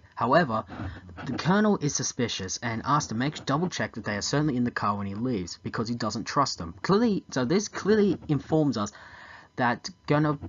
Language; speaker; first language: English; native; English